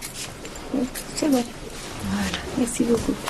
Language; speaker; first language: French; non-native, fluent; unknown